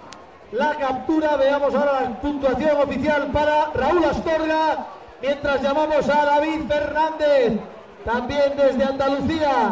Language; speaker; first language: Spanish; native; Spanish